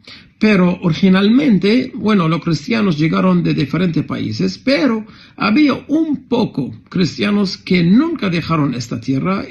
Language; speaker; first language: Spanish; non-native, fluent; Arabic